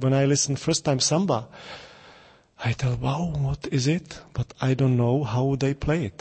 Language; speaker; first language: English; non-native, learner; Czech